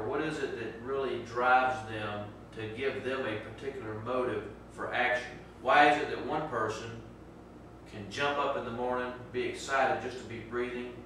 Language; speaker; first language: English; native; English